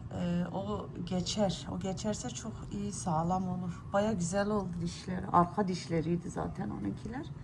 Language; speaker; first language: Turkish; early bilingual, heritage; Turkish